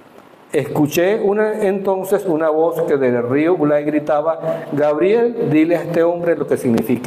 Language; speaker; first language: Spanish; native; Spanish